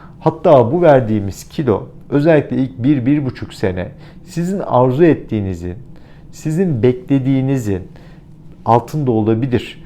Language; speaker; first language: Turkish; native; Turkish